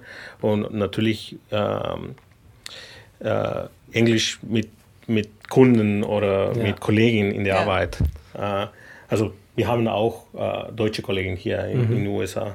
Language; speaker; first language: German; non-native, fluent; Spanish